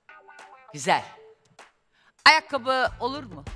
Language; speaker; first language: Turkish; native; Turkish